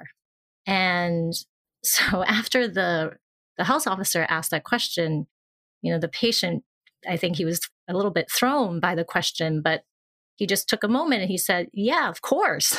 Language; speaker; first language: English; non-native, local second language; Cantonese